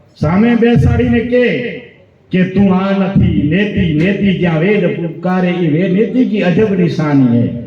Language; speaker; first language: Gujarati; non-native, local second language; Kachhi